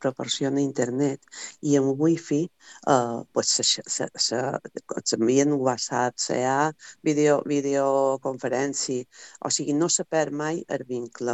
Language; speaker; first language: Catalan; native; Catalan